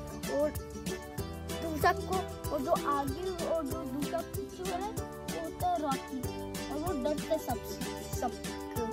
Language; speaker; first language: Hindi; early bilingual, heritage; Urdu